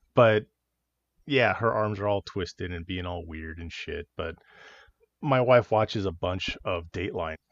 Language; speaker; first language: English; native; English